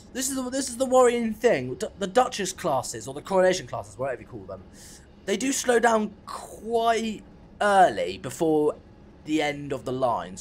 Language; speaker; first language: English; native; English